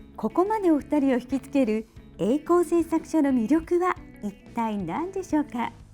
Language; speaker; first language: Japanese; native; Japanese